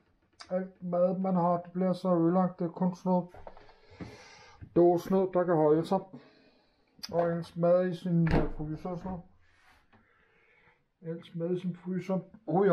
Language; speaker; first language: Danish; non-native, fluent; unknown